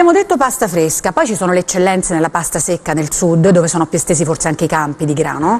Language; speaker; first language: Italian; native; Italian